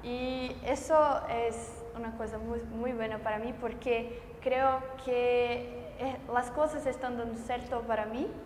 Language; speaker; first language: Spanish; non-native, fluent; Portuguese